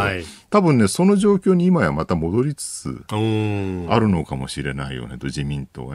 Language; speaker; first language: Japanese; native; Japanese